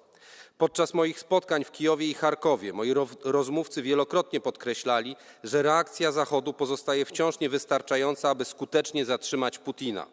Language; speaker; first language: Polish; native; Polish